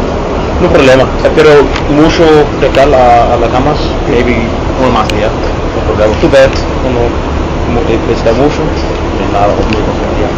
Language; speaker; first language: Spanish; non-native, learner; English